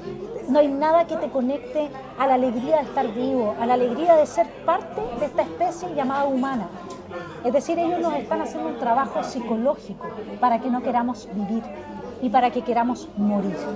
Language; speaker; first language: Spanish; native; Spanish